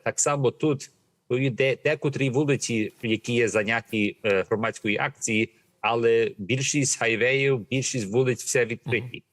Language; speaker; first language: Ukrainian; early bilingual, heritage; Ukrainian